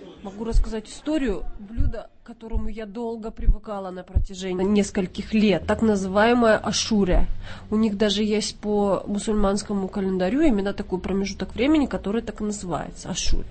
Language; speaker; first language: Russian; native; Russian